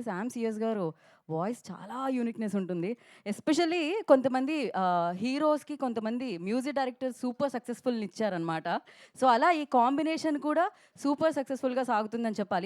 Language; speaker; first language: Telugu; native; Telugu